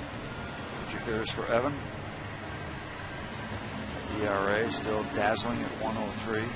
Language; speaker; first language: English; native; English